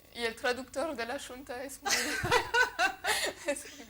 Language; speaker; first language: Spanish; non-native, fluent; French